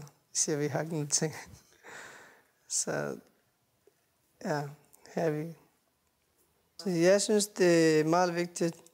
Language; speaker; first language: Danish; non-native, learner; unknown